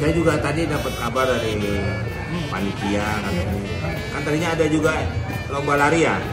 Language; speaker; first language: Indonesian; native; Indonesian